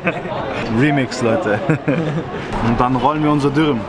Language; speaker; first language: German; native; German